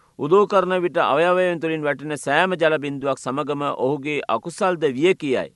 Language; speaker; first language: Sinhala; non-native, local second language; Tamil